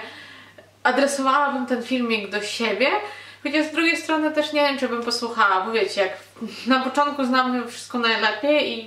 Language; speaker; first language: Polish; non-native, fluent; Ukrainian